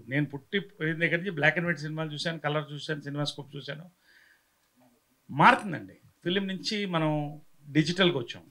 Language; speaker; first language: Telugu; native; Telugu